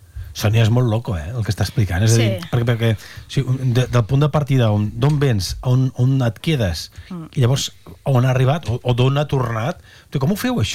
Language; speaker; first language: Catalan; native; Catalan